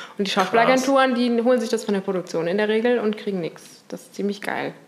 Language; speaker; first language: German; native; German